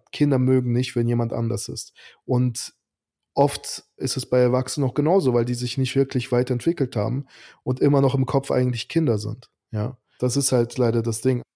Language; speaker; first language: German; early bilingual, other home language; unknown